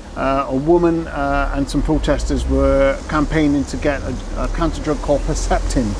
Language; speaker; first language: English; native; English